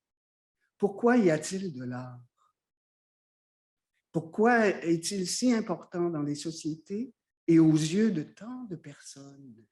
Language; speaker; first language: French; native; French